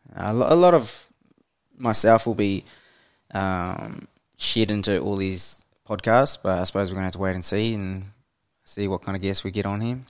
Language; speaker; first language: English; native; English